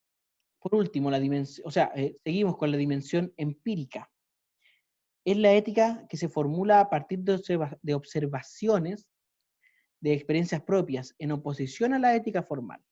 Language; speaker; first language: Spanish; native; Spanish